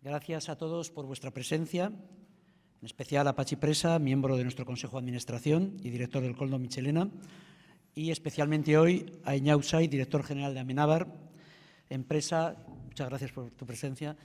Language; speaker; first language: Spanish; native; Spanish